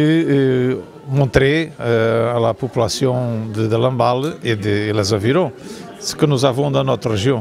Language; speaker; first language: French; non-native, learner; Portuguese